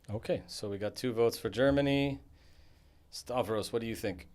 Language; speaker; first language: English; native; English